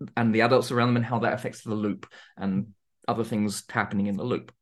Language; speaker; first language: English; native; English